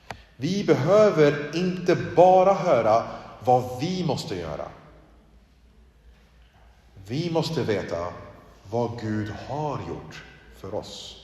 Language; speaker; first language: Swedish; early bilingual, other home language; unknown